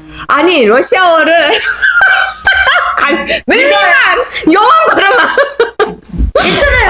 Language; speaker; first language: Korean; non-native, fluent; Uzbek